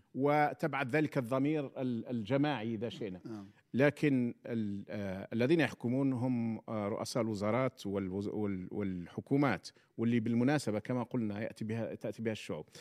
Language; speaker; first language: Arabic; native; Arabic